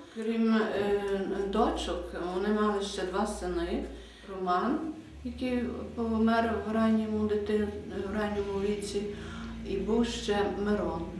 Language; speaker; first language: Ukrainian; native; Ukrainian